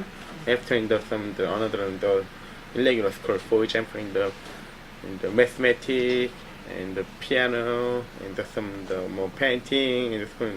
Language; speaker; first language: English; non-native, learner; Korean